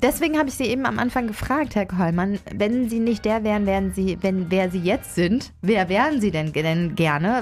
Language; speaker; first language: German; native; German